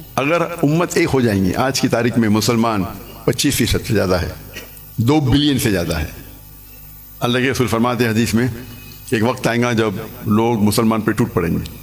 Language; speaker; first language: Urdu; non-native, local second language; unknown